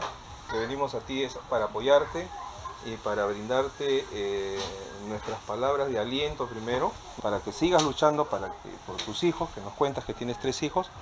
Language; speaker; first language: Spanish; native; Spanish